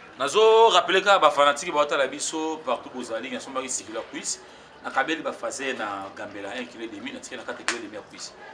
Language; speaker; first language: Lingala; non-native, local second language; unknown